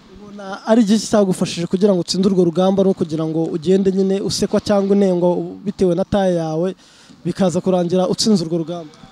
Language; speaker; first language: Kinyarwanda; native; Kinyarwanda